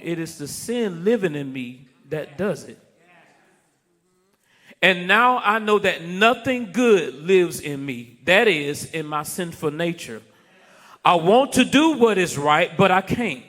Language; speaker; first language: English; native; English